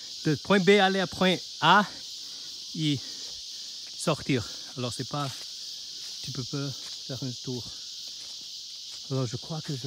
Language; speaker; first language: French; non-native, learner; Chinese